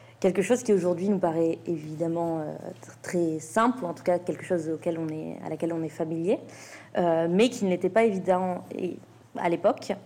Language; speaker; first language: French; native; French